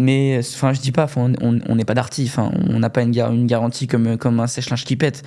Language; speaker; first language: French; native; French